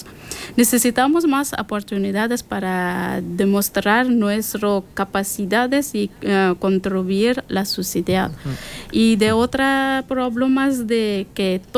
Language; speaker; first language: Spanish; non-native, learner; Persian